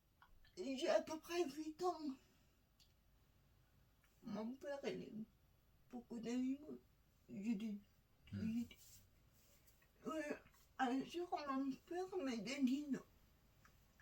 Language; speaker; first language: French; non-native, learner; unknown